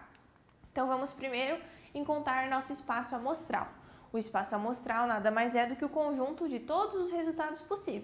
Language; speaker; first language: Portuguese; native; Portuguese